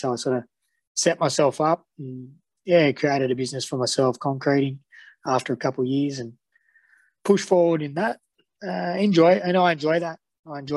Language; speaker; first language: English; native; English